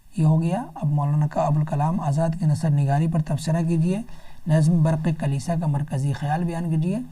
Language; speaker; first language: Urdu; native; Urdu